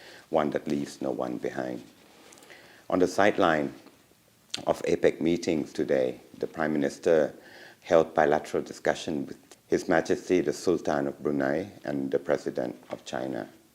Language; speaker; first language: English; non-native, fluent; Thai